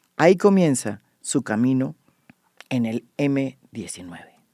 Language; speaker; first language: Spanish; native; Spanish